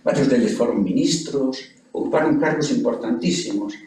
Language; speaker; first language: Spanish; native; Spanish